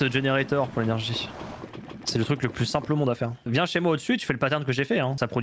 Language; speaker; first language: French; native; French